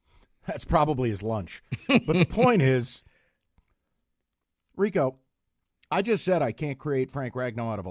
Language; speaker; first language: English; native; English